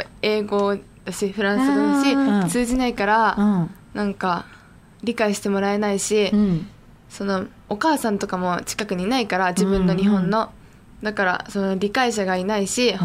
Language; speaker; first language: Japanese; native; Japanese